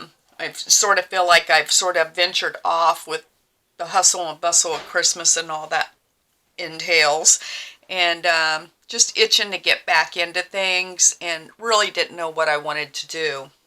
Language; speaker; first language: English; native; English